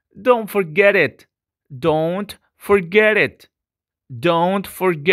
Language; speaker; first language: English; non-native, fluent; Spanish